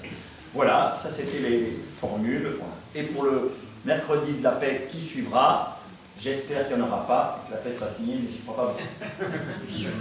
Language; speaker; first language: French; native; French